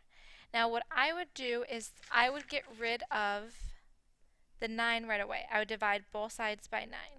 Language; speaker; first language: English; native; English